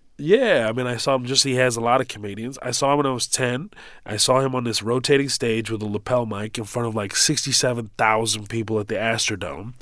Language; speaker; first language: English; early bilingual, other home language; Arabic